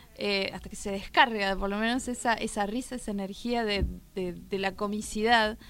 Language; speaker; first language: Spanish; native; Spanish